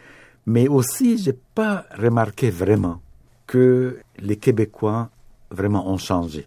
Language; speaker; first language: French; non-native, fluent; Arabic